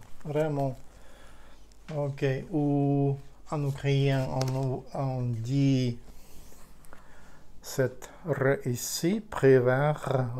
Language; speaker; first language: French; non-native, learner; Ukrainian